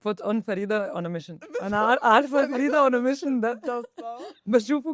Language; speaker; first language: Arabic; native; Arabic